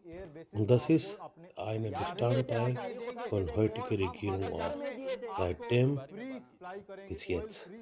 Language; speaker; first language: German; non-native, learner; Urdu